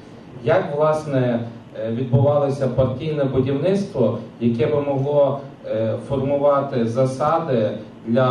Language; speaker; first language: Ukrainian; native; Ukrainian